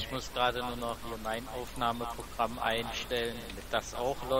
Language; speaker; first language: German; native; German